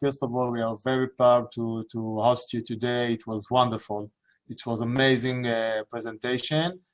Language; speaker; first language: English; non-native, learner; Hebrew